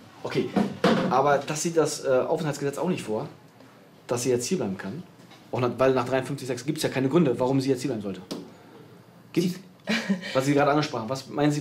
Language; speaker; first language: German; native; German